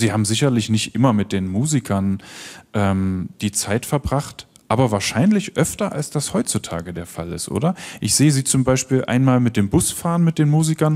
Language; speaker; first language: German; native; German